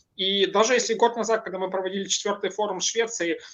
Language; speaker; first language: Russian; non-native, local second language; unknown